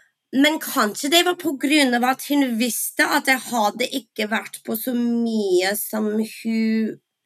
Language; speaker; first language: Norwegian; non-native, fluent; English